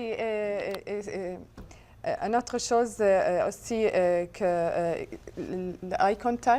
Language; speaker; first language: French; non-native, learner; Arabic